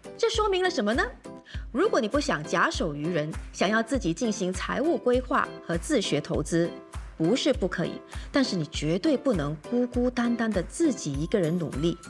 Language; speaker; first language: Chinese; native; Chinese